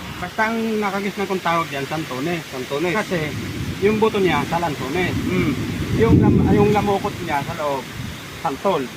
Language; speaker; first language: Filipino; non-native, local second language; Bikol